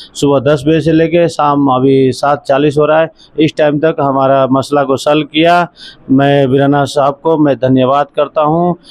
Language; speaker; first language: Hindi; native; Hindi